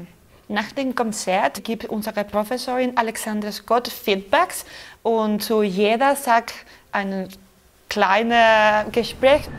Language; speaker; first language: German; non-native, fluent; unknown